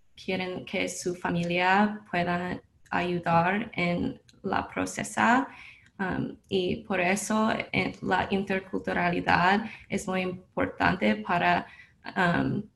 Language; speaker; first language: Spanish; non-native, learner; English